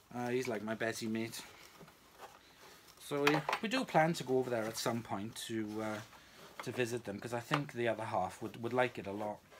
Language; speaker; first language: English; native; English